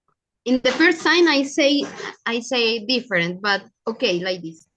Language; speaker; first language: English; non-native, learner; Spanish